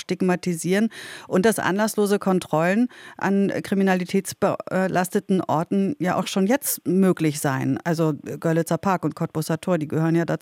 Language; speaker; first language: German; native; German